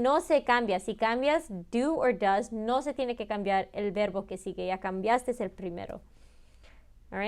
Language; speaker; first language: Spanish; early bilingual, heritage; Spanish